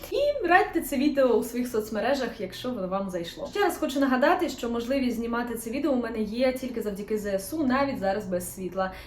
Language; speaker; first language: Ukrainian; non-native, local second language; Russian